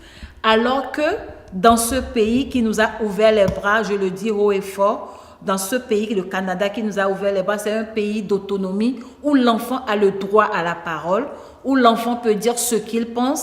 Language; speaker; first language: French; non-native, local second language; Ewe